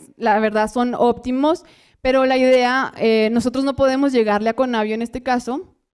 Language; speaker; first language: Spanish; native; Spanish